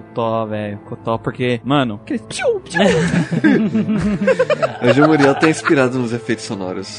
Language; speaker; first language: Portuguese; native; Portuguese